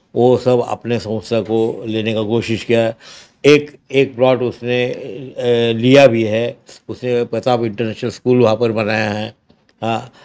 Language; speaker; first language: Hindi; non-native, local second language; Marathi